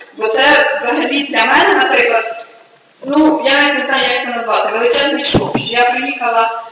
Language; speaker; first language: Ukrainian; early bilingual, heritage; Ukrainian